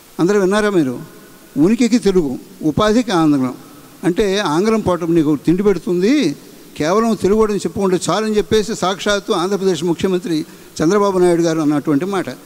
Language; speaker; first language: Telugu; native; Telugu